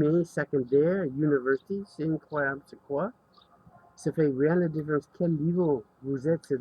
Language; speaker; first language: French; non-native, learner; English